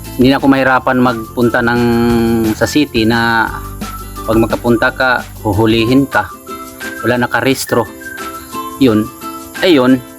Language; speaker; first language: Filipino; non-native, fluent; Cebuano